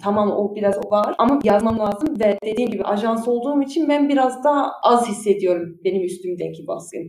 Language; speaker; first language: Turkish; early bilingual, heritage; Turkish